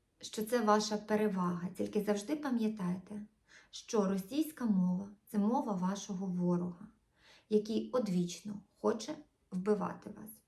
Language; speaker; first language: Ukrainian; non-native, local second language; Russian